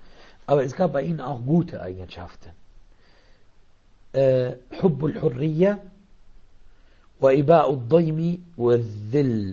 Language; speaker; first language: German; non-native, fluent; Arabic